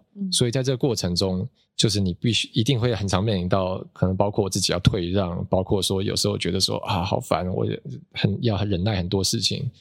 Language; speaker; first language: Chinese; native; Chinese